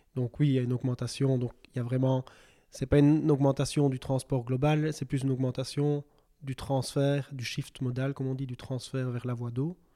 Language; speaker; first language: French; native; French